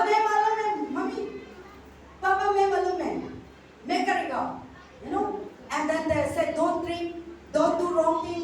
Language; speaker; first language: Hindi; non-native, local second language; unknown